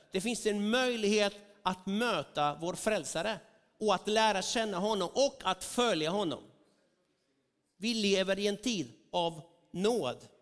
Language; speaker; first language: Swedish; non-native, fluent; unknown